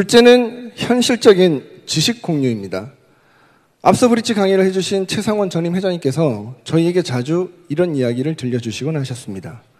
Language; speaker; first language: Korean; native; Korean